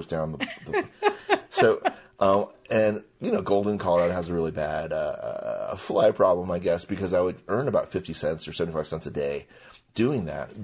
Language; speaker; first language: English; non-native, local second language; Chinese